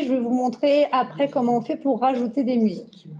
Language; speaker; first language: French; native; French